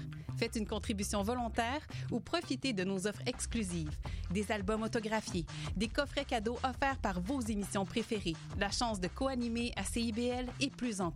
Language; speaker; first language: French; native; French